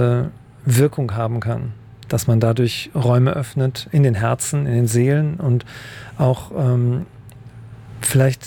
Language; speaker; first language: German; native; German